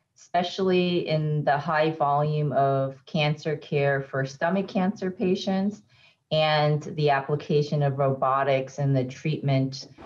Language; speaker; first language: English; native; English